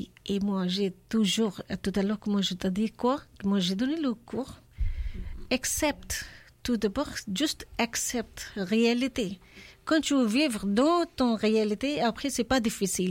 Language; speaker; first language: French; non-native, learner; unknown